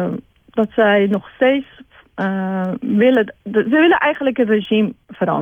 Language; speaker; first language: Dutch; non-native, fluent; Persian